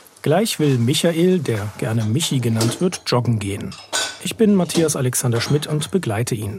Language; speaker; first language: German; native; German